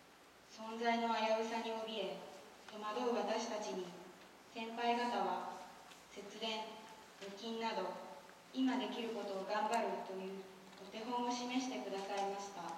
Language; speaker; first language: Japanese; native; Japanese